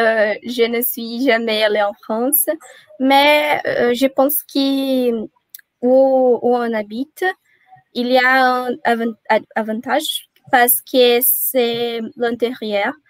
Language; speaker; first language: French; non-native, learner; Portuguese